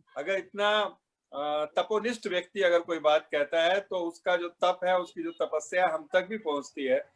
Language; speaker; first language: Hindi; native; Hindi